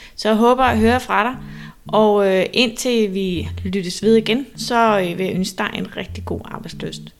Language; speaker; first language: Danish; native; Danish